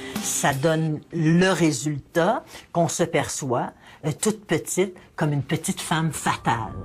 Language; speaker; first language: French; native; French